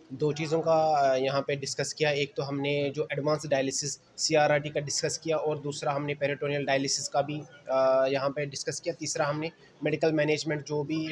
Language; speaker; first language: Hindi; non-native, local second language; Kashmiri